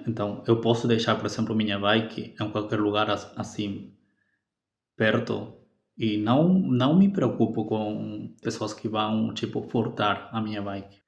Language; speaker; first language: Portuguese; non-native, fluent; Spanish